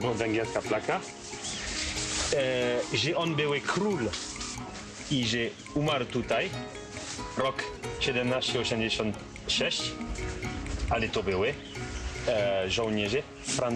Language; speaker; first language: Polish; non-native, learner; Malagasy